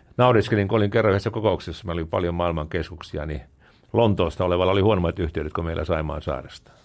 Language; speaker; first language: Finnish; native; Finnish